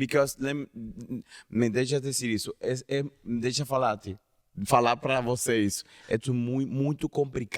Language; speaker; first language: Portuguese; non-native, learner; Spanish